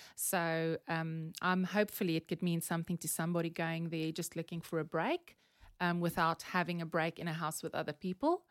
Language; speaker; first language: English; non-native, local second language; Afrikaans